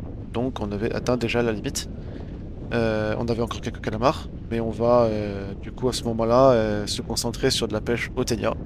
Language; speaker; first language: French; native; French